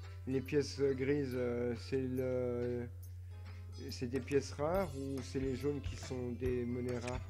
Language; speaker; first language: French; native; French